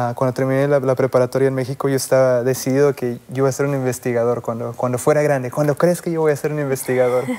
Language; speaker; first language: Spanish; native; Spanish